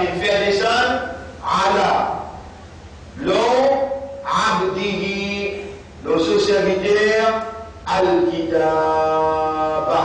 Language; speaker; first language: French; non-native, local second language; Morisyen